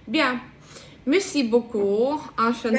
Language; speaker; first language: French; non-native, learner; Russian